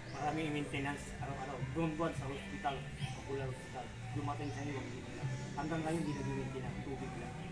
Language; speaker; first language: Filipino; non-native, local second language; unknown